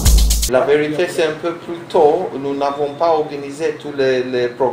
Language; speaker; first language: French; non-native, learner; Hebrew